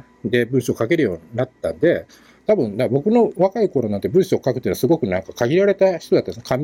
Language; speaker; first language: Japanese; native; Japanese